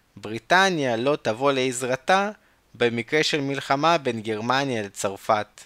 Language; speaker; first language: Hebrew; non-native, fluent; Russian